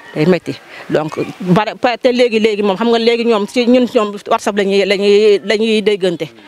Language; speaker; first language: Wolof; non-native, local second language; Jola-Fonyi